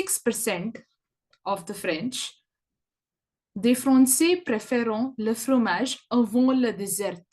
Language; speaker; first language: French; non-native, learner; English